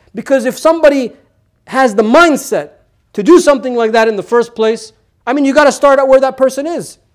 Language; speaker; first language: English; native; English